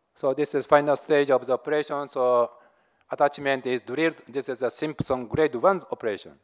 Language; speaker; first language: English; non-native, learner; Japanese